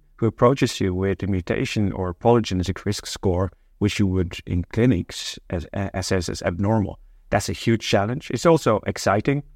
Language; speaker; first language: English; non-native, fluent; Norwegian